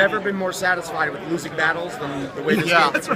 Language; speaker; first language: English; native; English